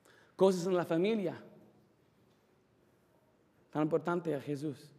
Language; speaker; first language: Spanish; non-native, fluent; English